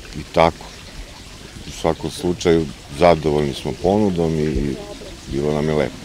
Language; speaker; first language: Croatian; non-native, local second language; Slovak